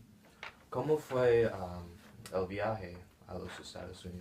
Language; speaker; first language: Spanish; non-native, learner; English